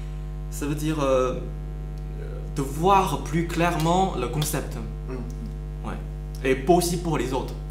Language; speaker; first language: French; non-native, fluent; Chinese